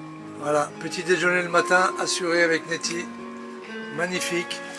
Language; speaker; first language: French; native; French